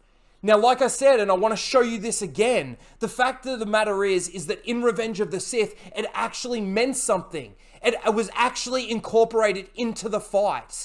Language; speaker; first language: English; native; English